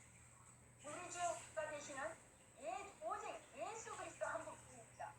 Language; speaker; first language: Korean; native; Korean